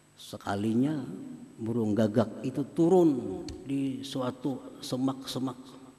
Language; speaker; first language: Indonesian; non-native, local second language; Banjar